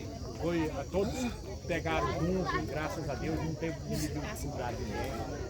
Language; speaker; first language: Portuguese; native; Portuguese